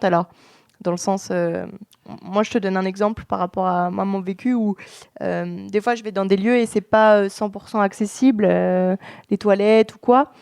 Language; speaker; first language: French; native; French